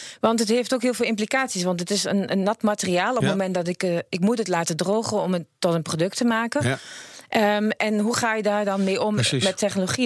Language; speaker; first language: Dutch; native; Dutch